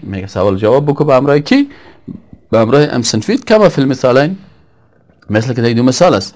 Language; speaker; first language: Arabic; non-native, fluent; Persian